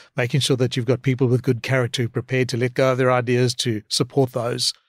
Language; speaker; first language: English; native; English